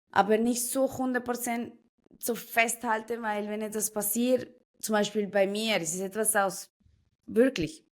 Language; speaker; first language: German; non-native, fluent; Spanish